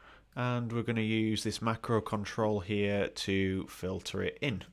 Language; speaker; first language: English; native; English